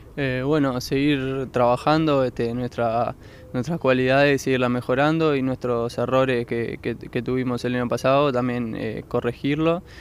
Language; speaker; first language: Spanish; native; Spanish